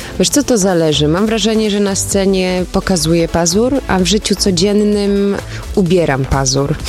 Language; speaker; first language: Polish; early bilingual, heritage; Polish